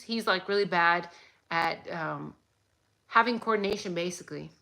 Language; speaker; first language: English; native; English